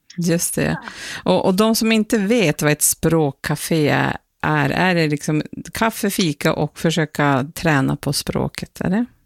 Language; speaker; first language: Swedish; native; Swedish